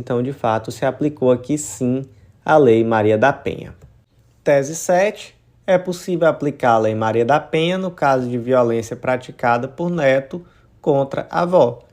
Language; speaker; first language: Portuguese; native; Portuguese